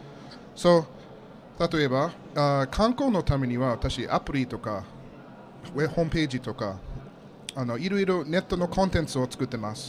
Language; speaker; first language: Japanese; non-native, learner; English